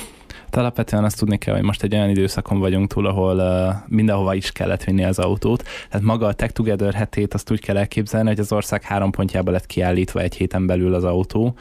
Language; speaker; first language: Hungarian; native; Hungarian